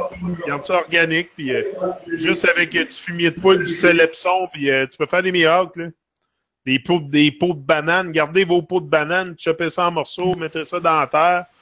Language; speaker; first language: French; native; French